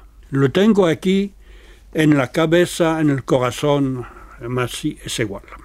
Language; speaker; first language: Spanish; non-native, fluent; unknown